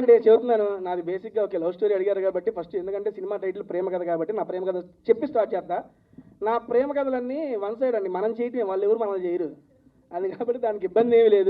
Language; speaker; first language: Telugu; native; Telugu